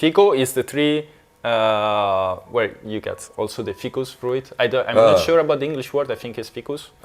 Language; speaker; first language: English; non-native, fluent; Italian